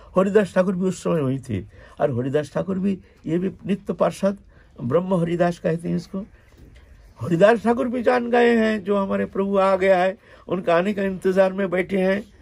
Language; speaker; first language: Hindi; non-native, local second language; Bangla